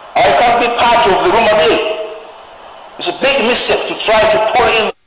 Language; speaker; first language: English; non-native, local second language; Swahili